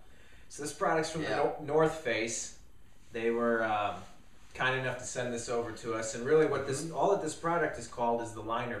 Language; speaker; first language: English; native; English